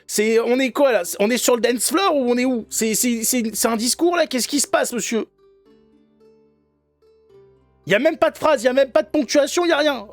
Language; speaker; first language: French; native; French